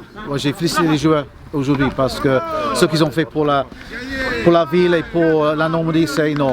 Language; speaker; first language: French; non-native, fluent; English